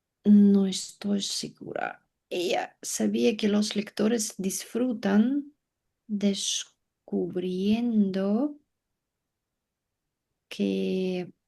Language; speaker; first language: Spanish; non-native, learner; Russian